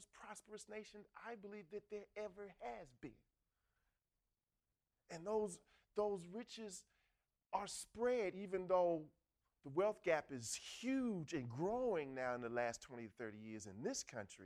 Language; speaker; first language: English; native; English